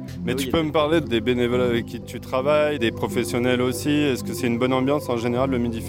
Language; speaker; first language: French; native; French